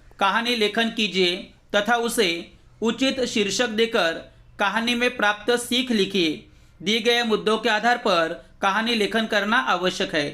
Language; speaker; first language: Hindi; non-native, local second language; Marathi